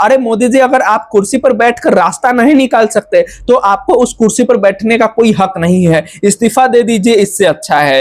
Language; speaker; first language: Hindi; native; Hindi